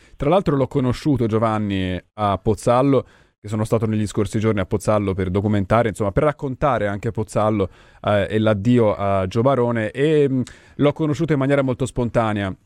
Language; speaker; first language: Italian; native; Italian